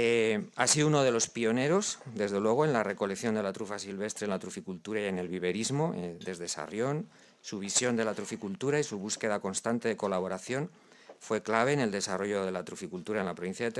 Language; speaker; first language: Spanish; native; Spanish